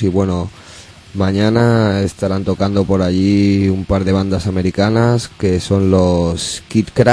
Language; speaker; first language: Spanish; non-native, learner; English